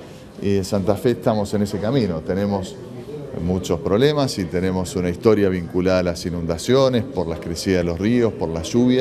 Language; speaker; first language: Spanish; native; Spanish